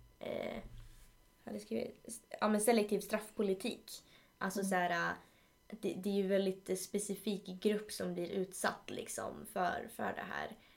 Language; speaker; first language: Swedish; early bilingual, other home language; Spanish